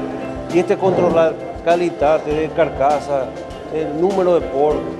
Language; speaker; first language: Romanian; non-native, learner; Spanish